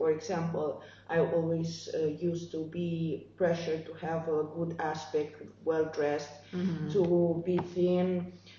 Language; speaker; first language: English; non-native, fluent; Romanian